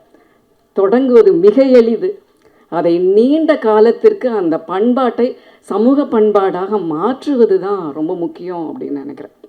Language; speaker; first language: Tamil; native; Tamil